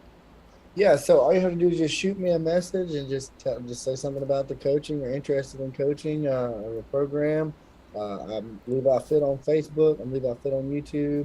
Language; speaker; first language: English; native; English